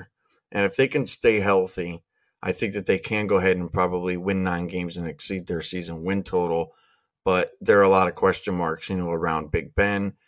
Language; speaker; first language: English; native; English